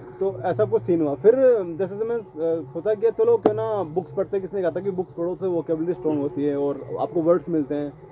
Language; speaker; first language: Hindi; native; Hindi